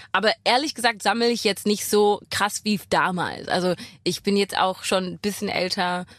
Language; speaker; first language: German; non-native, fluent; English